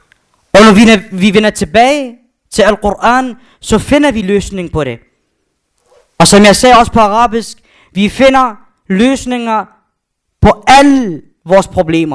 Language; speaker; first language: Danish; non-native, fluent; Arabic